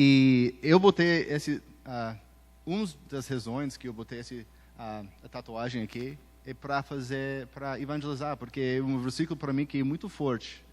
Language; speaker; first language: Portuguese; early bilingual, heritage; Portuguese